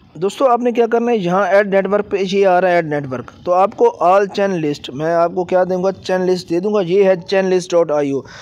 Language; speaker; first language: Urdu; native; Urdu